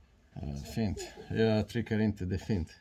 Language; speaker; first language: Swedish; non-native, learner; Romanian